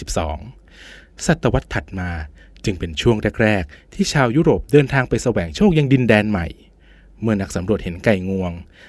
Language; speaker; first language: Thai; native; Thai